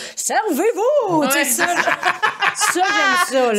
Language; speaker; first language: French; native; French